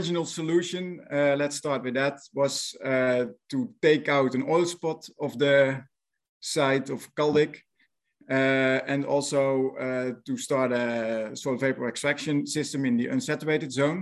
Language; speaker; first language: English; non-native, fluent; Dutch